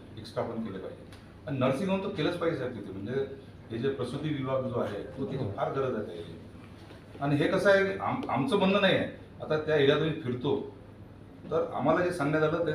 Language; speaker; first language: Marathi; native; Marathi